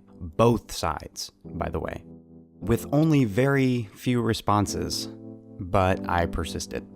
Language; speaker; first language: English; native; English